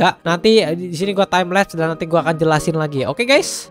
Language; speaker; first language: Indonesian; native; Indonesian